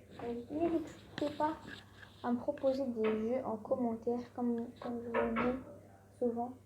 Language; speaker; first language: French; native; French